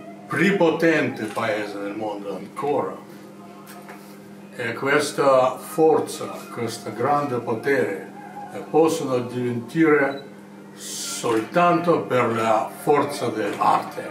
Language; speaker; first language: Italian; non-native, learner; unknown